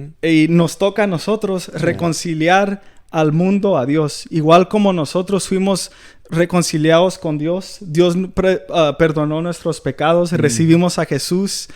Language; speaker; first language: Spanish; early bilingual, heritage; Spanish